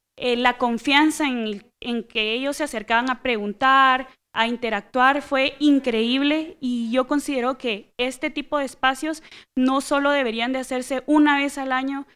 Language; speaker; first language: Spanish; native; Spanish